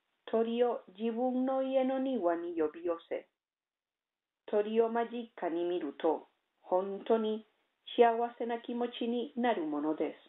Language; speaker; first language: Japanese; non-native, learner; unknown